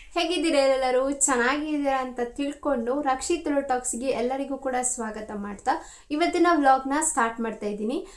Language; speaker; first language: Kannada; non-native, local second language; Tulu